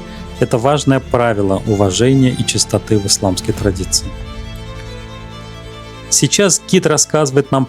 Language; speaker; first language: Russian; native; Russian